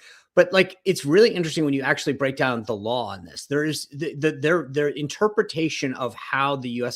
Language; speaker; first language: English; native; English